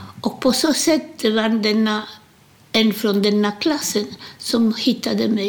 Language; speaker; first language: Swedish; non-native, fluent; Polish